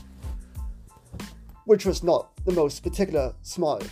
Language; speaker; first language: English; native; English